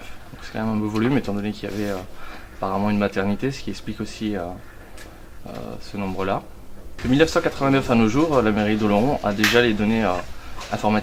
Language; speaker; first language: French; native; French